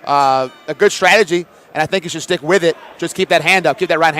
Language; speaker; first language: English; native; English